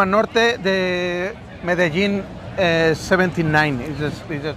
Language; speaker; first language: English; non-native, learner; Spanish